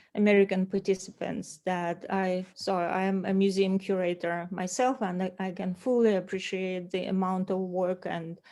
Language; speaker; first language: English; non-native, fluent; Russian